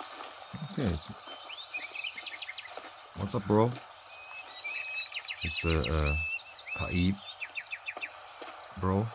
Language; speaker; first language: English; non-native, learner; German